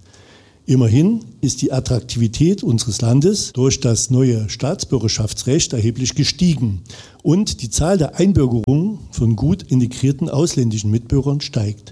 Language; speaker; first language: German; native; German